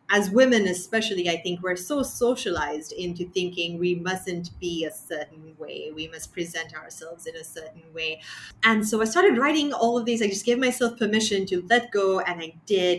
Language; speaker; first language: English; non-native, local second language; Sinhala